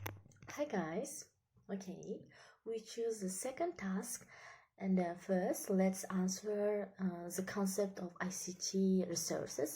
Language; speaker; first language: English; non-native, learner; Kazakh